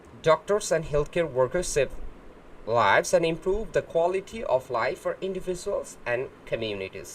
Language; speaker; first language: English; non-native, local second language; Bangla